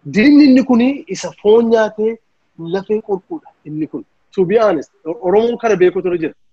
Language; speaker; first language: Oromo; native; Oromo